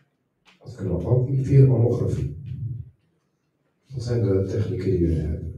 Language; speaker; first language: Dutch; native; Dutch